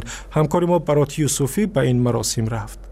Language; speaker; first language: Persian; native; Persian